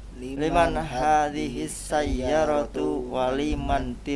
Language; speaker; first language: Arabic; non-native, learner; Indonesian